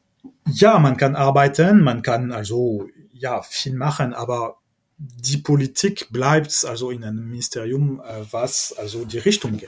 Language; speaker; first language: German; non-native, fluent; French